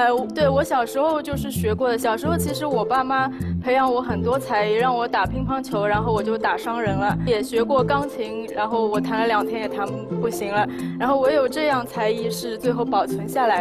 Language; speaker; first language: Chinese; native; Chinese